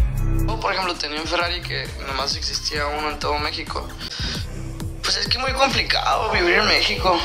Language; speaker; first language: Spanish; native; Spanish